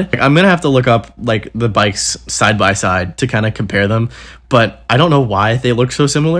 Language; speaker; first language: English; native; English